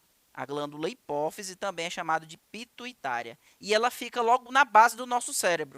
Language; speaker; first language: Portuguese; native; Portuguese